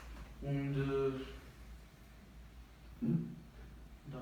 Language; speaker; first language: German; non-native, learner; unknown